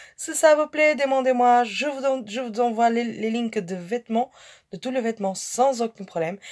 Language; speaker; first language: French; non-native, fluent; Portuguese